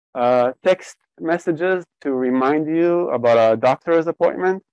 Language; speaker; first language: English; non-native, fluent; Hebrew